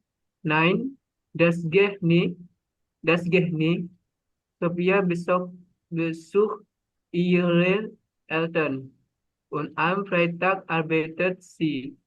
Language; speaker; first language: German; non-native, learner; Indonesian